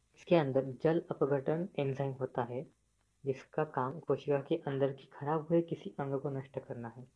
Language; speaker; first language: Hindi; non-native, local second language; Marathi